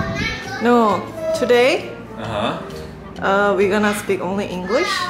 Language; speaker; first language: English; non-native, fluent; Korean